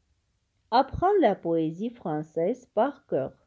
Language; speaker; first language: French; non-native, fluent; Armenian